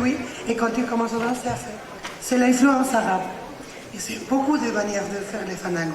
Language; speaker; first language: French; non-native, learner; Spanish